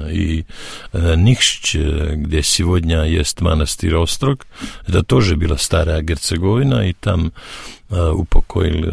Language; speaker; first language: Russian; non-native, learner; Serbian